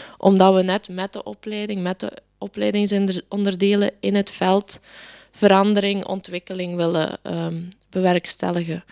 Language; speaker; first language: Dutch; native; Dutch